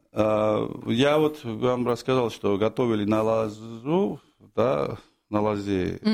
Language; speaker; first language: Russian; non-native, fluent; Georgian